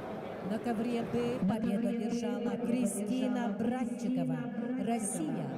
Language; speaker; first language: Russian; native; Russian